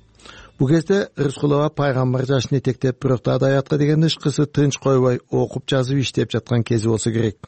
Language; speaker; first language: Kyrgyz; native; Kyrgyz